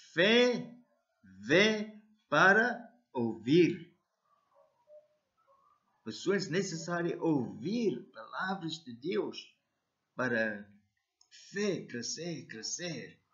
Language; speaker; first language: Portuguese; non-native, learner; English